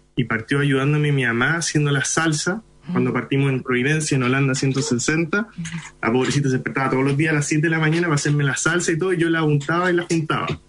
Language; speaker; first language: Spanish; early bilingual, other home language; Hindi